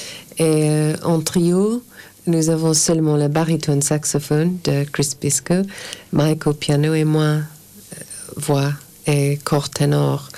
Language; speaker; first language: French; non-native, fluent; English